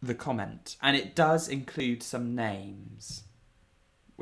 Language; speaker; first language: English; native; English